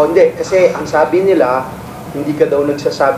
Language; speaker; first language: Filipino; native; Filipino